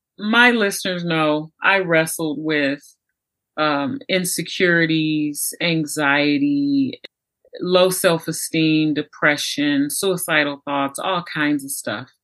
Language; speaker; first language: English; native; English